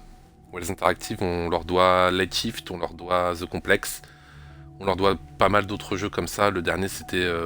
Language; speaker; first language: French; native; French